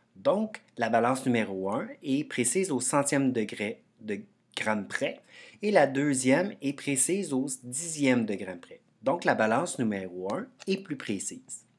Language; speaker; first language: French; native; French